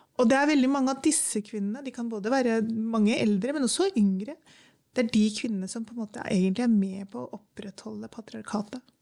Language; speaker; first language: Norwegian; early bilingual, other home language; Urdu